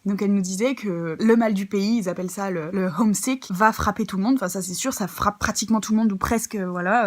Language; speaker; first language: French; native; French